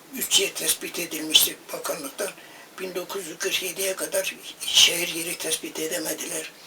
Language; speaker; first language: Turkish; native; Turkish